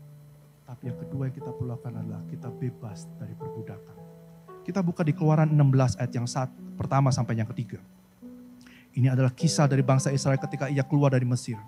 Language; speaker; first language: Indonesian; native; Indonesian